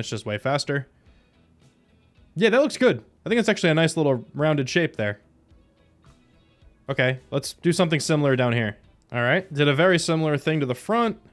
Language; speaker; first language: English; native; English